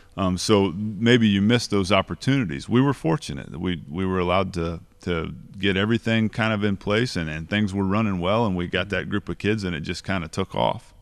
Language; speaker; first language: English; native; English